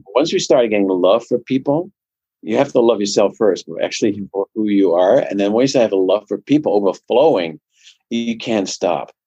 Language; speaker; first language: English; non-native, fluent; Dutch